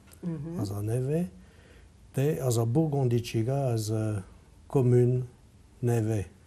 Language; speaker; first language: Hungarian; non-native, learner; French